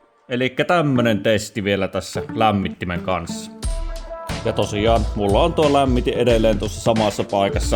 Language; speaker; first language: Finnish; native; Finnish